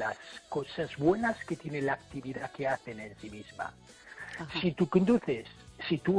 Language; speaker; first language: Spanish; non-native, fluent; English